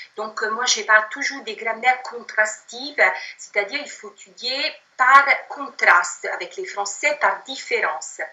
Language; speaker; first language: French; non-native, fluent; Italian